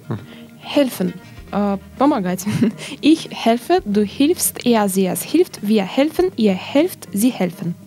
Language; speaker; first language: German; non-native, learner; Russian